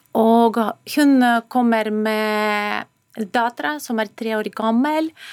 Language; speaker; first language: Norwegian; non-native, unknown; Ukrainian